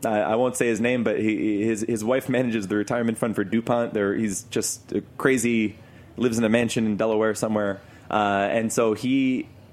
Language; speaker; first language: English; native; English